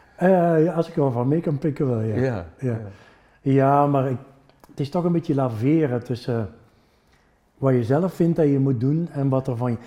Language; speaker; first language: Dutch; non-native, local second language; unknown